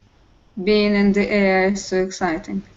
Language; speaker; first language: English; non-native, fluent; Russian